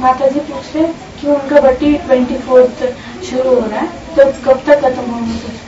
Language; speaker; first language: Hindi; non-native, local second language; Tamil